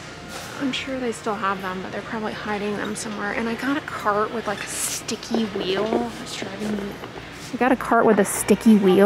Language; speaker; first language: English; native; English